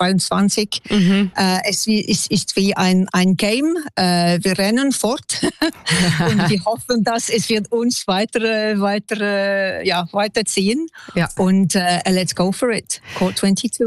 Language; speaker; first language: German; non-native, local second language; French